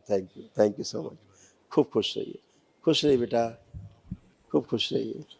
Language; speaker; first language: Hindi; native; Hindi